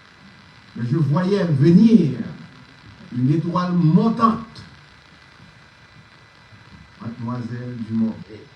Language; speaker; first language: French; non-native, local second language; Haitian Creole